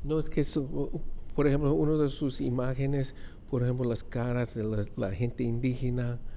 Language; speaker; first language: Spanish; non-native, fluent; English